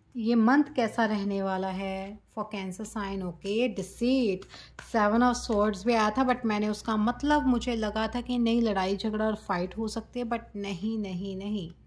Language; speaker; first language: Hindi; native; Hindi